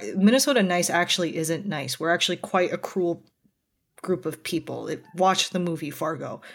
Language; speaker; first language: English; native; English